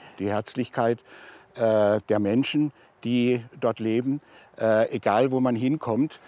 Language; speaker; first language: German; native; German